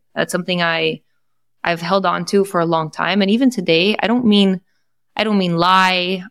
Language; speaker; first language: English; non-native, fluent; Portuguese